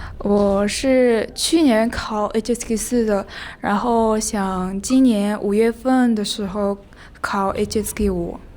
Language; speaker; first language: Chinese; non-native, learner; Mongolian